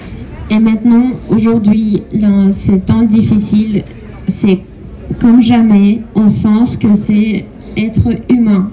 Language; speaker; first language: French; non-native, fluent; Ukrainian